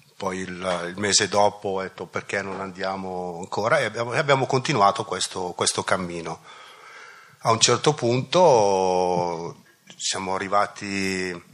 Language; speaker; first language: Italian; native; Italian